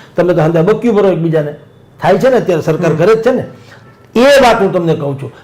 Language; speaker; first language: Gujarati; native; Gujarati